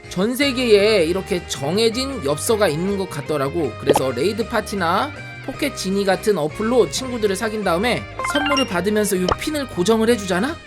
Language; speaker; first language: Korean; native; Korean